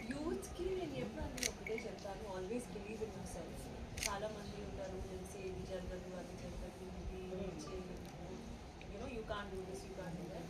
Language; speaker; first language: Telugu; non-native, learner; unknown